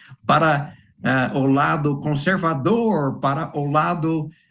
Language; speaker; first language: Portuguese; non-native, fluent; English